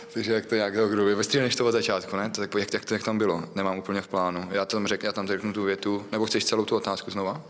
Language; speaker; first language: Czech; native; Czech